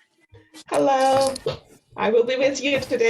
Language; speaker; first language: English; non-native, fluent; Ukrainian